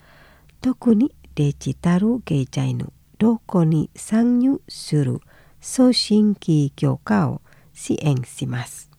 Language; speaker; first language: Japanese; non-native, fluent; Indonesian